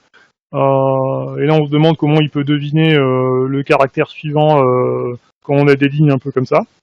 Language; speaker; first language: French; native; French